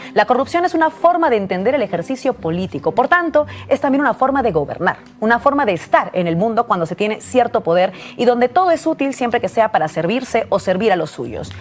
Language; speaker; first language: Spanish; native; Spanish